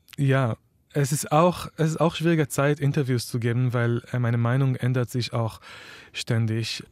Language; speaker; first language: German; non-native, fluent; Hebrew